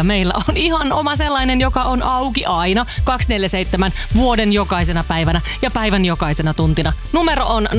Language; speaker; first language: Finnish; native; Finnish